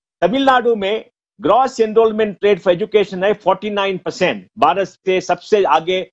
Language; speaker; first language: Hindi; non-native, local second language; Konkani